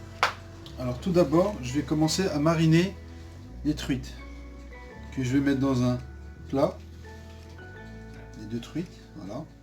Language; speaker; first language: French; native; French